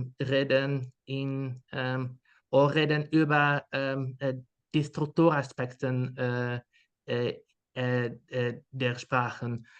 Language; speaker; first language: German; non-native, learner; Dutch